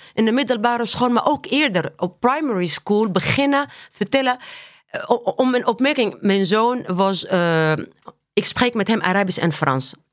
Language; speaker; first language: Dutch; non-native, fluent; Arabic